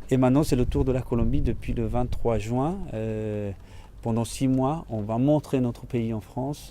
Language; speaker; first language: French; non-native, fluent; Spanish